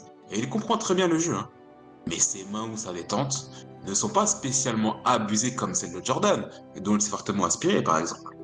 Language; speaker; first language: French; native; French